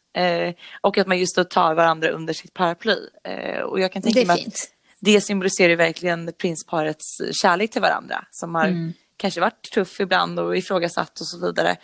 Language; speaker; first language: Swedish; native; Swedish